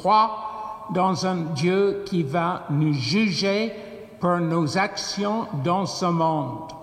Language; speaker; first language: French; non-native, fluent; English